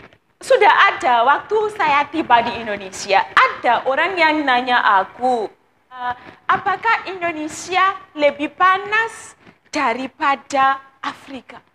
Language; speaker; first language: Indonesian; non-native, fluent; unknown